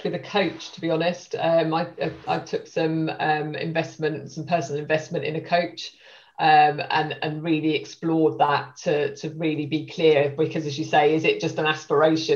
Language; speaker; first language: English; native; English